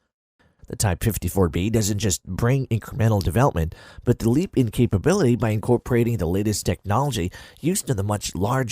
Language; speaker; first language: English; non-native, fluent; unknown